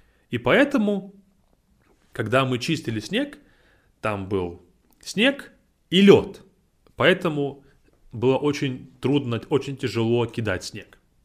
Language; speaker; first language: Russian; native; Russian